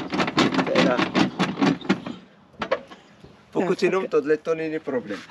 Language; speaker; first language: Czech; non-native, learner; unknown